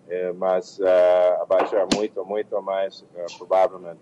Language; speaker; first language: Portuguese; non-native, learner; English